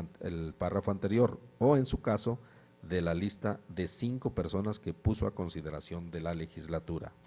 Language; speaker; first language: Spanish; native; Spanish